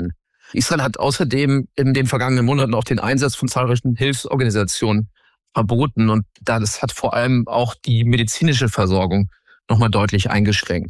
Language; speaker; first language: German; native; German